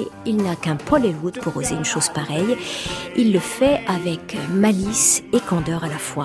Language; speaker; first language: French; native; French